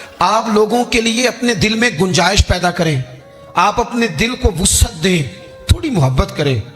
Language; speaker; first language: Urdu; non-native, local second language; Punjabi